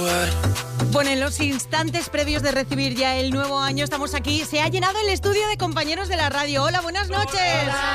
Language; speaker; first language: Spanish; native; Spanish